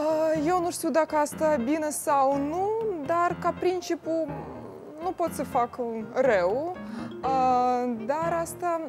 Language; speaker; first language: Romanian; non-native, learner; Russian